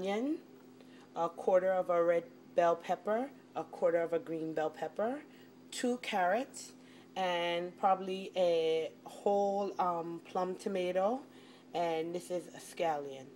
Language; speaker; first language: English; native; English